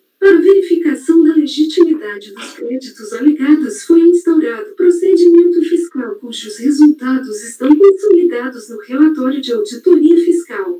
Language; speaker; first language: Portuguese; native; Portuguese